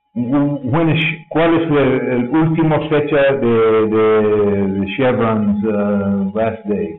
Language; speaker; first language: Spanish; non-native, learner; English